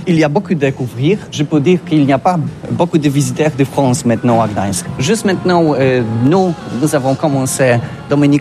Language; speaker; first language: French; non-native, learner; Polish